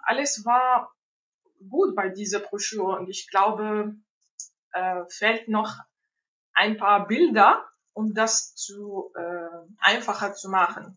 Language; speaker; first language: German; non-native, learner; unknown